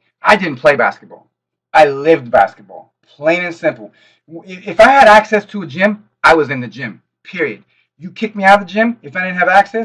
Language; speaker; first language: English; native; English